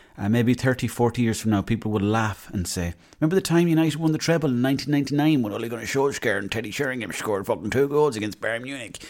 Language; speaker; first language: English; native; English